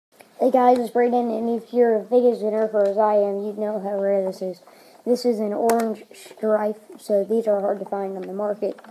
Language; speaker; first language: English; native; English